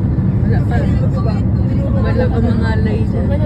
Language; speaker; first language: Filipino; native; Filipino